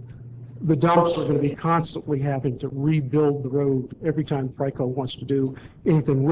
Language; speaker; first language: English; native; English